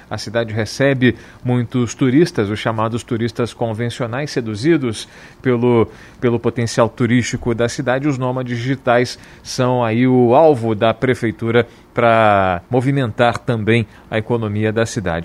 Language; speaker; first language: Portuguese; native; Portuguese